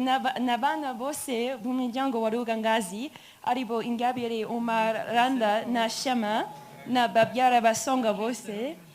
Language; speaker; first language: Kinyarwanda; non-native, learner; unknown